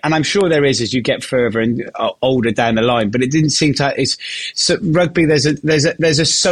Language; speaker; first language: English; native; English